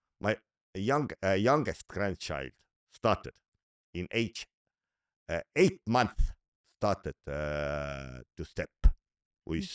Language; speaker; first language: English; non-native, learner; Estonian